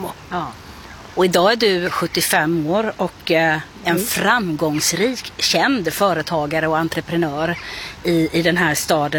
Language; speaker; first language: Swedish; native; Swedish